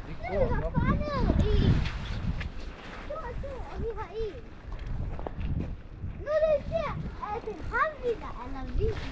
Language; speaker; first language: Danish; non-native, learner; Ukrainian